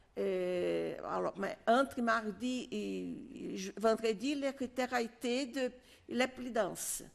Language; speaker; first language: French; non-native, fluent; Portuguese